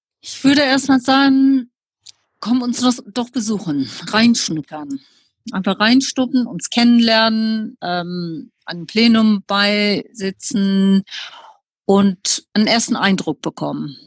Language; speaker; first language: German; non-native, fluent; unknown